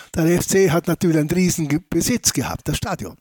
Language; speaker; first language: German; native; German